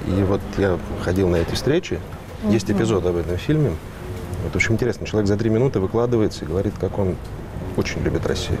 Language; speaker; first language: Russian; native; Russian